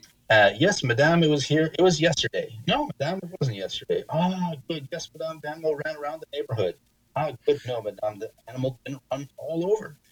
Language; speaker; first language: English; native; English